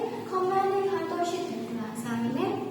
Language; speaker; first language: Japanese; non-native, learner; Burmese